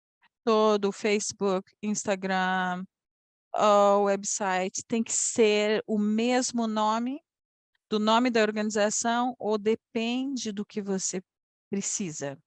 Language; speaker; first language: Portuguese; non-native, fluent; Polish